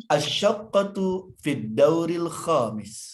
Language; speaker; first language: Arabic; non-native, fluent; Indonesian